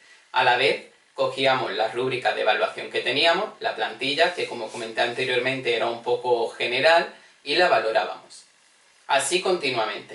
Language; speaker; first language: Spanish; native; Spanish